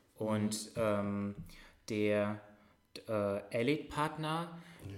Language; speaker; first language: German; non-native, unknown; Russian